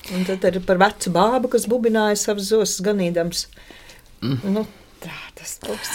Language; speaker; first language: Latvian; native; Latvian